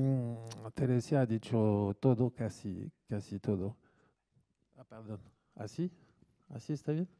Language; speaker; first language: Spanish; non-native, fluent; French